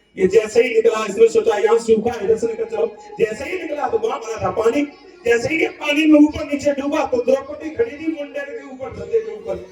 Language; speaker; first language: Hindi; native; Hindi